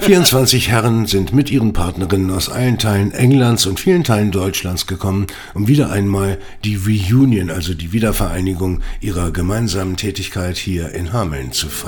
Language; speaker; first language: German; native; German